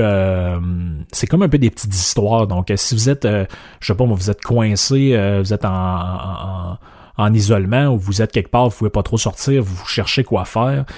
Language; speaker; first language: French; native; French